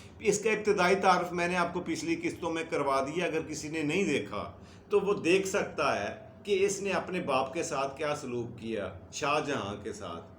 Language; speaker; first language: Urdu; native; Urdu